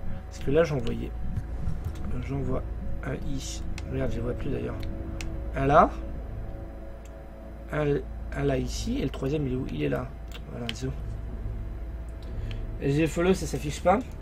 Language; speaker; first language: French; native; French